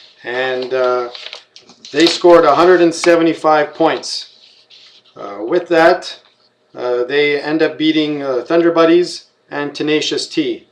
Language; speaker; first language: English; native; English